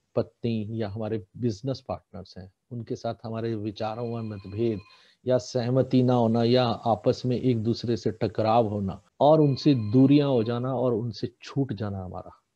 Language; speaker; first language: Hindi; native; Hindi